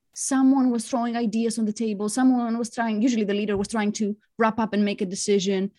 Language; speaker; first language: English; non-native, fluent; Greek